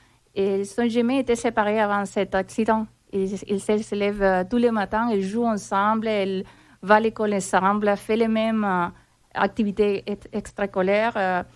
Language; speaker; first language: French; non-native, fluent; Spanish